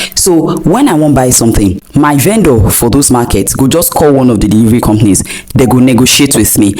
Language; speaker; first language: Nigerian Pidgin; non-native, local second language; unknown